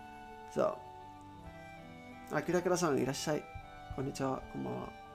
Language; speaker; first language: Japanese; non-native, learner; Spanish